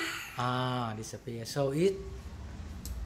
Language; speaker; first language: English; non-native, learner; Vietnamese